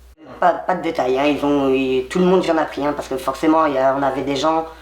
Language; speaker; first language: French; native; French